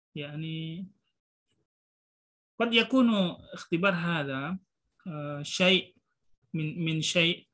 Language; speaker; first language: Arabic; non-native, fluent; Indonesian